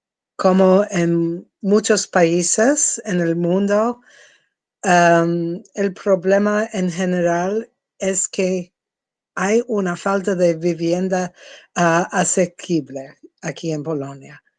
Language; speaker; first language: Spanish; non-native, fluent; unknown